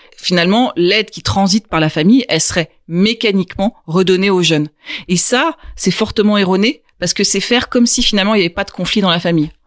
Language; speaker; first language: French; native; French